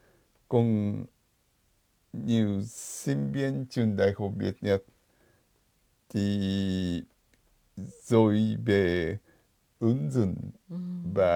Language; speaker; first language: Vietnamese; non-native, fluent; Japanese